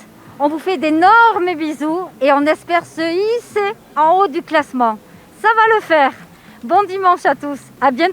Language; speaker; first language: French; native; French